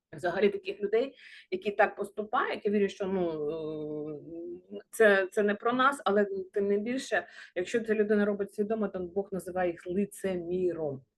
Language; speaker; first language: Ukrainian; non-native, local second language; Russian